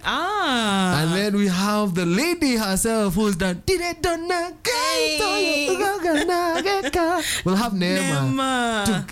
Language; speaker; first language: English; non-native, local second language; Kikuyu